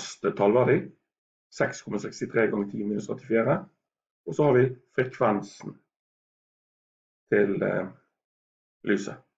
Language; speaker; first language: Norwegian; native; Norwegian